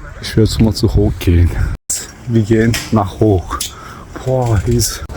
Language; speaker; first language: German; non-native, learner; Turkish